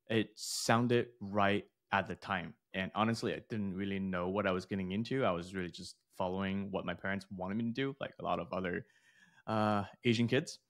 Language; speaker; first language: English; early bilingual, other home language; Chinese